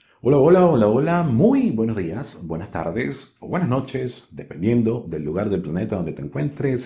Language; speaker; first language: Spanish; native; Spanish